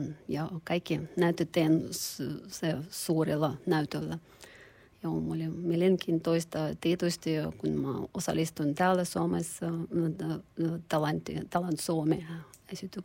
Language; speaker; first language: Finnish; non-native, learner; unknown